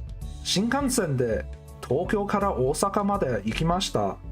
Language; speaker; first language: Japanese; non-native, learner; English